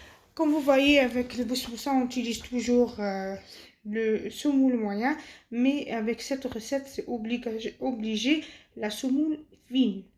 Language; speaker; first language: French; non-native, fluent; Arabic